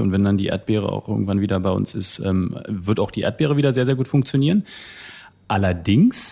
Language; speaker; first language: German; native; German